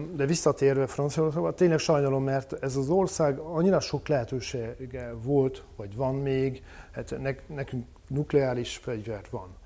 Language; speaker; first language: Hungarian; non-native, fluent; French